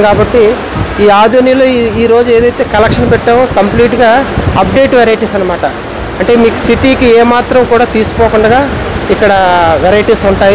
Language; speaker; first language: Telugu; native; Telugu